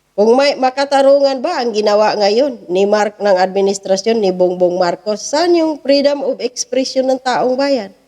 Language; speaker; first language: Filipino; non-native, local second language; Cebuano